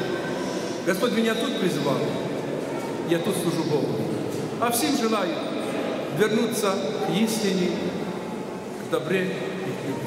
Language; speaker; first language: Russian; non-native, local second language; Ukrainian